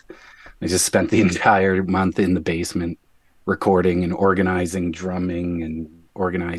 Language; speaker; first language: English; native; English